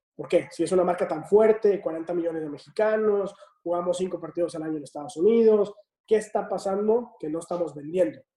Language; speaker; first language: Spanish; native; Spanish